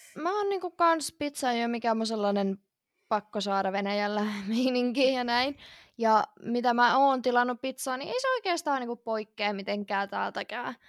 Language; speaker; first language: Finnish; early bilingual, other home language; Russian